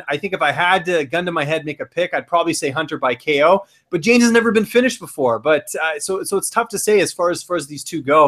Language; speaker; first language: English; native; English